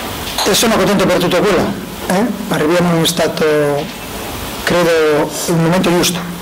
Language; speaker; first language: Italian; non-native, learner; Spanish